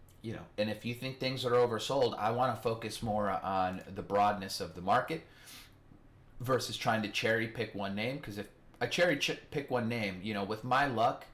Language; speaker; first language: English; native; English